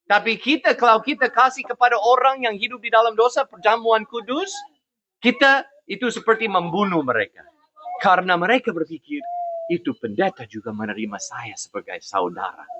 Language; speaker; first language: Indonesian; non-native, fluent; English